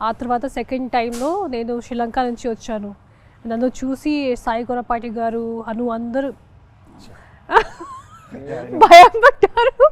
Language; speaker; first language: Telugu; non-native, local second language; Hindi